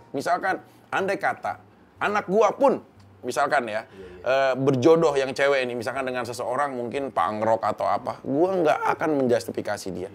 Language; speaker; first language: Indonesian; native; Indonesian